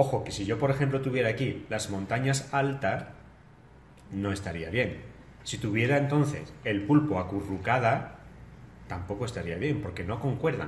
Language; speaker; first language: Spanish; native; Spanish